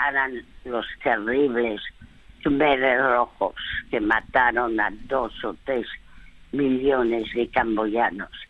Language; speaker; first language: Spanish; early bilingual, other home language; French